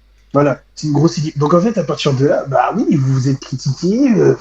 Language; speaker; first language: French; native; French